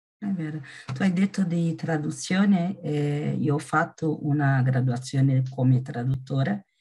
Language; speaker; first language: Italian; non-native, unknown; Portuguese